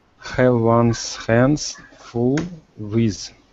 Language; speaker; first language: English; non-native, learner; Russian